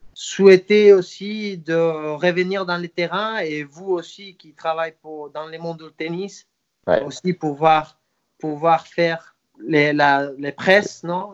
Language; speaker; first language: French; non-native, fluent; Spanish